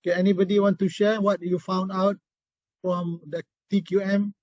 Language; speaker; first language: English; non-native, local second language; Malay